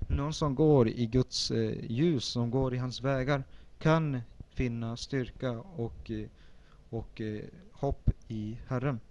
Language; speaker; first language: Swedish; early bilingual, other home language; Spanish